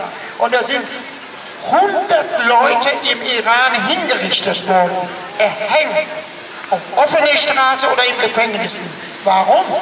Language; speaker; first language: German; non-native, fluent; Persian